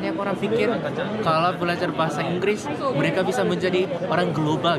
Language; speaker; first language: Indonesian; non-native, learner; Japanese